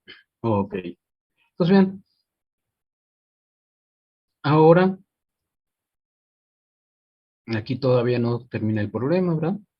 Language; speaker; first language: Spanish; native; Spanish